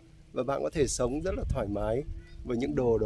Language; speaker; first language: Vietnamese; native; Vietnamese